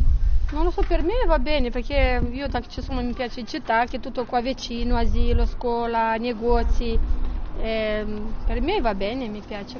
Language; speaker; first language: Italian; non-native, learner; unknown